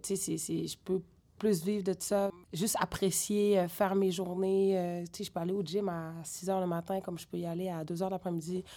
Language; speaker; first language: French; native; French